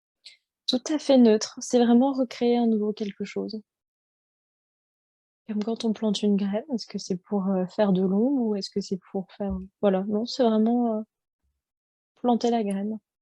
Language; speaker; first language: French; native; French